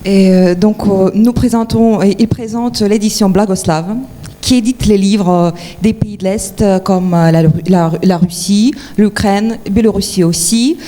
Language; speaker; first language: French; non-native, fluent; Ukrainian